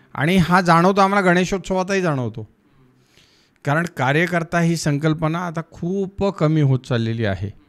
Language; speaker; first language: Marathi; native; Marathi